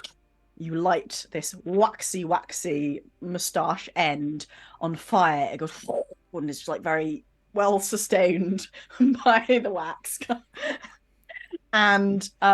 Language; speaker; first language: English; native; English